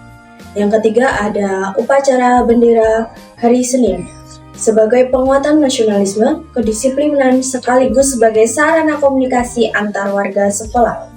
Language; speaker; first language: Indonesian; native; Indonesian